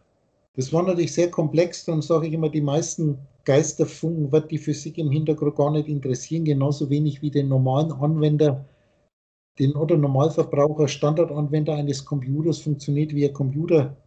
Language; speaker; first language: German; native; German